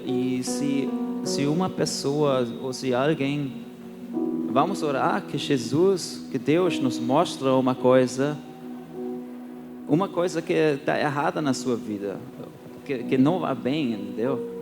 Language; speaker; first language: Portuguese; early bilingual, heritage; Portuguese